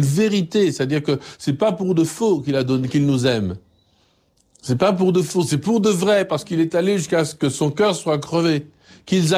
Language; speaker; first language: French; native; French